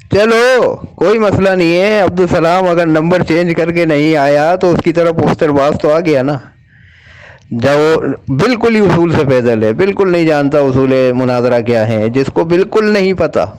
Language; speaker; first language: Urdu; native; Urdu